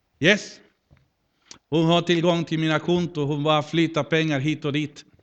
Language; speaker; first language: Swedish; non-native, fluent; Spanish